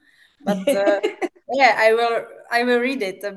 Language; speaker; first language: English; non-native, fluent; Czech